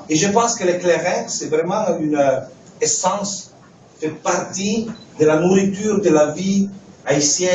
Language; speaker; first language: French; non-native, fluent; Italian